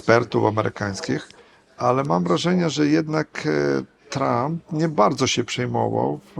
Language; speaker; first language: Polish; non-native, fluent; Ukrainian